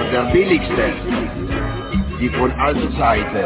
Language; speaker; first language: German; non-native, learner; Dutch